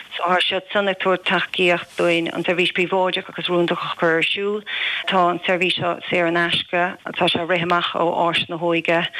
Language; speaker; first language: Irish; native; Irish